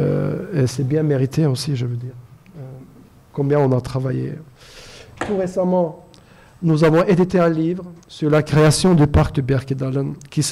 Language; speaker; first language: French; non-native, fluent; Norwegian